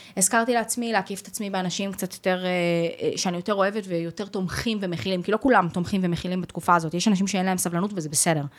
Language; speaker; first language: Hebrew; native; Hebrew